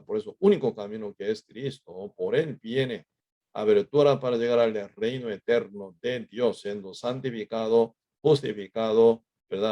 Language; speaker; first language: Spanish; non-native, fluent; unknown